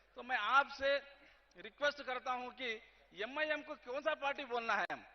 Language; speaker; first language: Hindi; non-native, local second language; Telugu